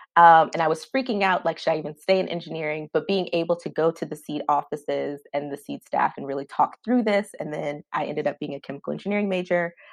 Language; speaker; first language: English; native; English